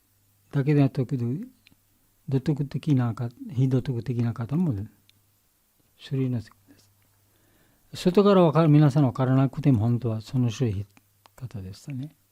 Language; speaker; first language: Japanese; non-native, learner; Bangla